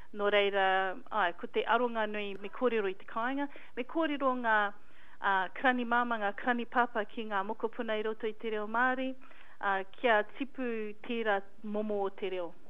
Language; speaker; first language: Māori; non-native, local second language; English